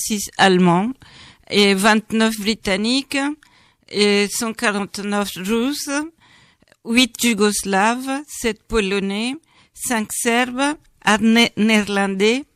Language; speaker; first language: French; non-native, fluent; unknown